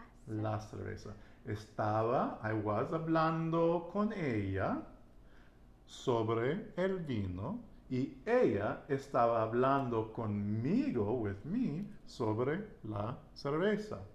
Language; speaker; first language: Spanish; non-native, learner; English